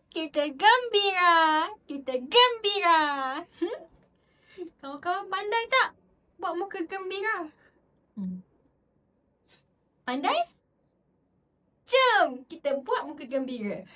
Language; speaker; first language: Malay; native; Malay